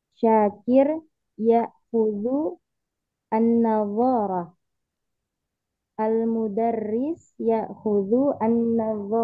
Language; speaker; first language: Arabic; non-native, learner; Indonesian